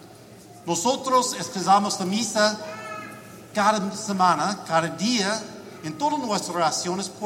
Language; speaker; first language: Spanish; non-native, learner; English